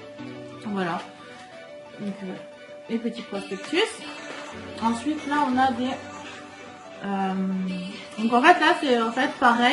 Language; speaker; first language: French; native; French